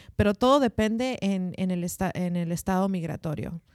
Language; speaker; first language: Spanish; early bilingual, heritage; Spanish